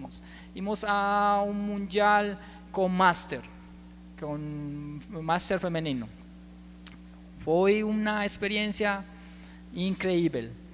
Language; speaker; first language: Portuguese; non-native, learner; Spanish